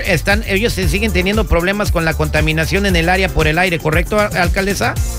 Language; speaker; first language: Spanish; native; Spanish